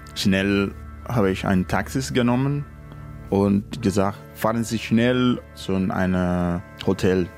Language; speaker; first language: German; non-native, learner; Spanish